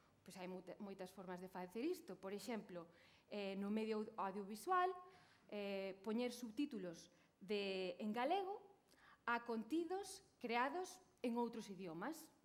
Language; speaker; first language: Galician; native; Galician